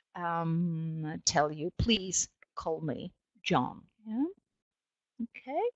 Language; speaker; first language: English; non-native, fluent; Polish